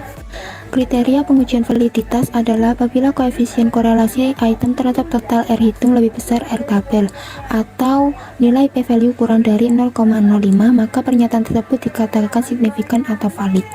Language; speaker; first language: Indonesian; native; Indonesian